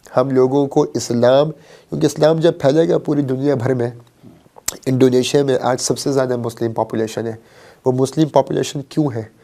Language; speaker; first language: Urdu; early bilingual, heritage; Urdu